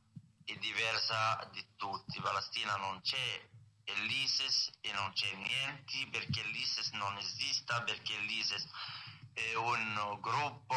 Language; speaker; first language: Italian; non-native, learner; Arabic